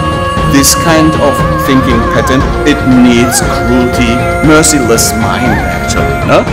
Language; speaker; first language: English; non-native, fluent; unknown